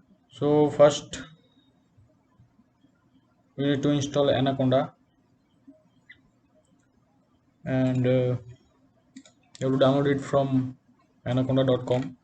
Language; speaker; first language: English; non-native, local second language; Odia